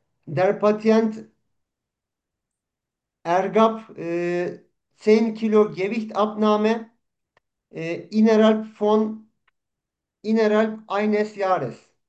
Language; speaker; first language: German; non-native, learner; Turkish